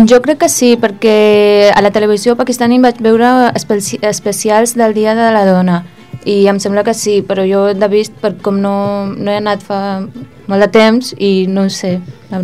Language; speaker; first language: Catalan; early bilingual, other home language; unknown